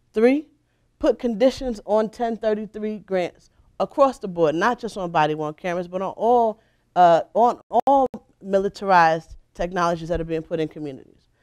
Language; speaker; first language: English; native; English